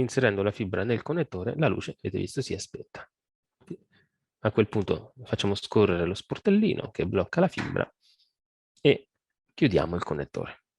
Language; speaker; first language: Italian; native; Italian